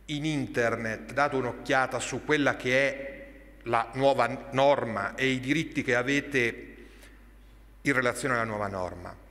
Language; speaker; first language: Italian; native; Italian